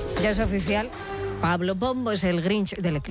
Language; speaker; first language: Spanish; native; Spanish